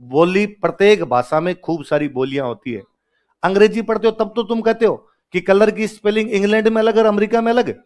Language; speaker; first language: Hindi; non-native, local second language; Rajasthani